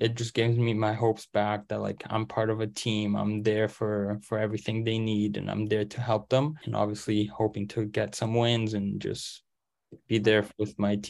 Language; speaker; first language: English; early bilingual, other home language; Portuguese